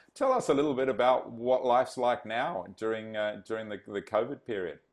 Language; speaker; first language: English; native; English